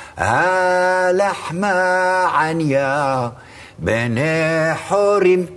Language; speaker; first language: Hebrew; early bilingual, other home language; Arabic